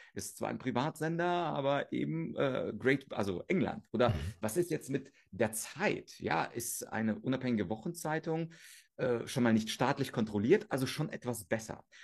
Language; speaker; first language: German; early bilingual, other home language; Russian